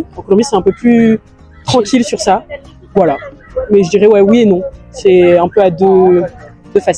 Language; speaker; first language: French; native; French